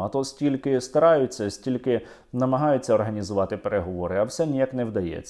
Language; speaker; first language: Ukrainian; native; Ukrainian